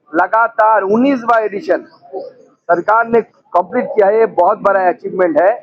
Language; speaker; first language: Hindi; non-native, local second language; Bangla